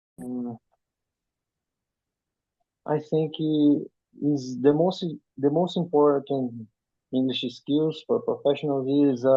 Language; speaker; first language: English; non-native, learner; Portuguese